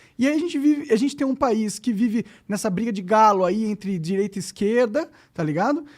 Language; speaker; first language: Portuguese; native; Portuguese